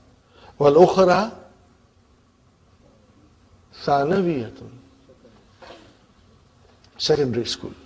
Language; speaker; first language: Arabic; non-native, fluent; English